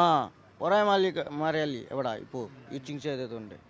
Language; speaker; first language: Malayalam; non-native, local second language; Assamese